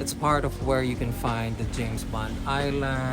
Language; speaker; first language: English; non-native, local second language; Filipino